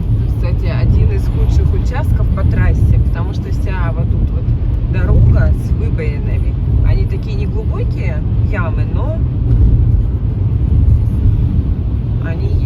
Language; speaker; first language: Russian; native; Russian